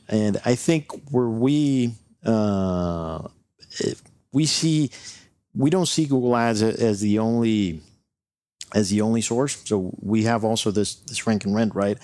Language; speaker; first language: English; non-native, local second language; Spanish